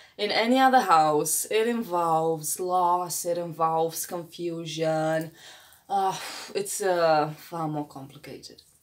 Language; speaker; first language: English; non-native, fluent; Romanian